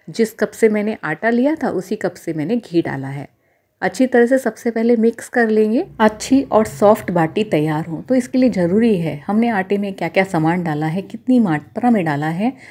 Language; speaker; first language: Hindi; native; Hindi